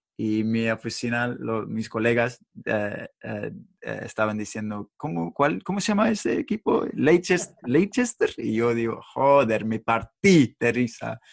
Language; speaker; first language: Spanish; non-native, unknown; English